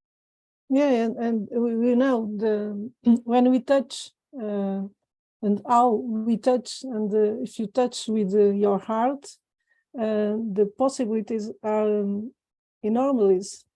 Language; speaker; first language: English; non-native, fluent; Portuguese